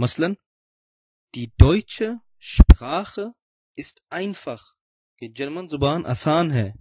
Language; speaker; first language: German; non-native, fluent; Urdu